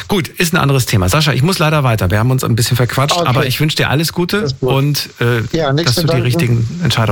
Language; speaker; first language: German; native; German